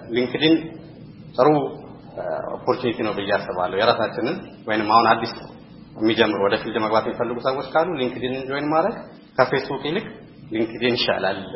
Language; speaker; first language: Amharic; native; Amharic